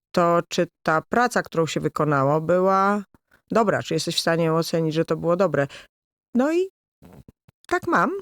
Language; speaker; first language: Polish; native; Polish